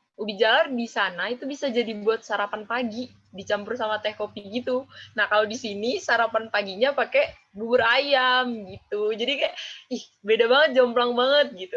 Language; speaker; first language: Indonesian; non-native, local second language; Javanese